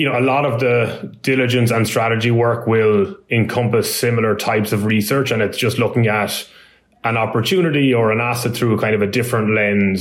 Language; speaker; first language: English; native; English